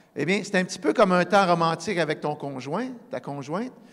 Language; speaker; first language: French; native; French